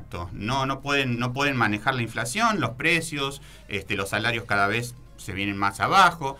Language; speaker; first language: Spanish; native; Spanish